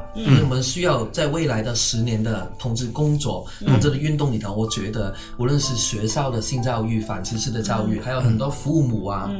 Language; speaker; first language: Chinese; non-native, local second language; Cantonese